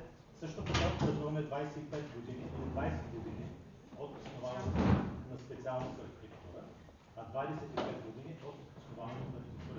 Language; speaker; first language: Bulgarian; native; Bulgarian